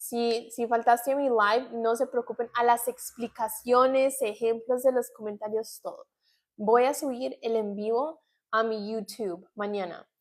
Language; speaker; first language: Spanish; non-native, fluent; English